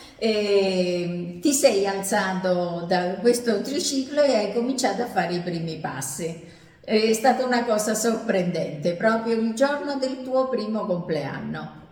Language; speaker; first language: Italian; native; Italian